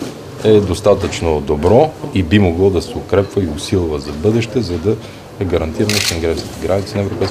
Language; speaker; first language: Bulgarian; native; Bulgarian